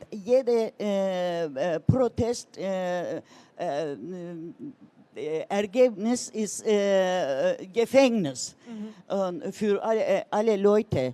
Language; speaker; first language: German; non-native, learner; Turkish